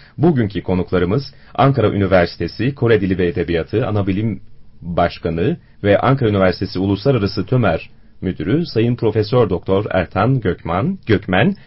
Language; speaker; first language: Turkish; native; Turkish